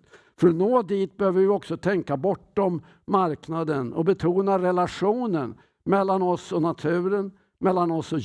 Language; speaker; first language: Swedish; native; Swedish